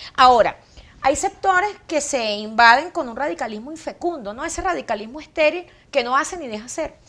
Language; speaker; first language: Spanish; native; Spanish